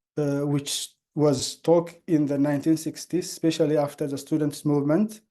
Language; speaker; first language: English; non-native, local second language; Amharic